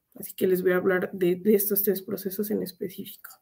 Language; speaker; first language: Spanish; native; Spanish